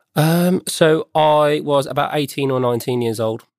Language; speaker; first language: English; native; English